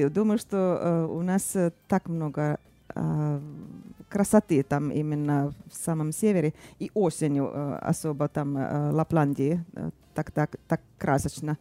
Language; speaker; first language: Russian; non-native, fluent; Finnish